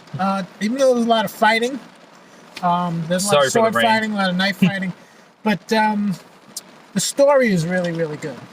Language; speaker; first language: English; native; English